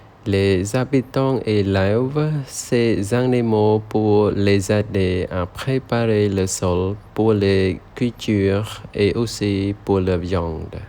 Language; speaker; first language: French; non-native, learner; Khmer